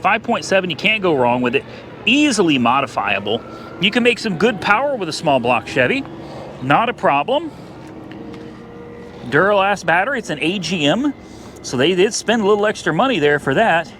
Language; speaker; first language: English; native; English